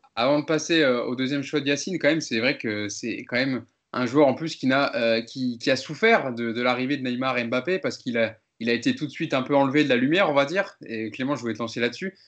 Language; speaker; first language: French; native; French